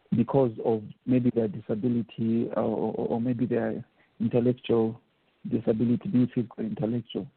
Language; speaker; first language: English; non-native, local second language; Bemba